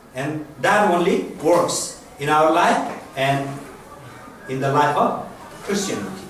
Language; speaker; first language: English; non-native, local second language; Nepali